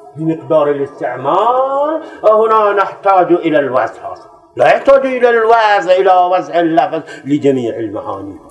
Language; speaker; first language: Arabic; non-native, fluent; Persian